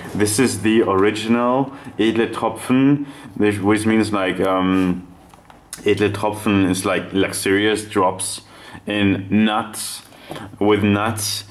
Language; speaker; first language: English; non-native, fluent; German